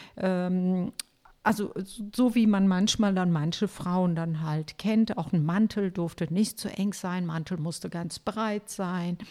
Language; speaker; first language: German; non-native, fluent; Turkish